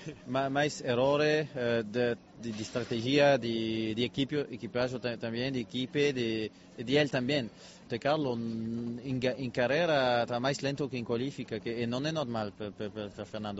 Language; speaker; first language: Spanish; non-native, learner; French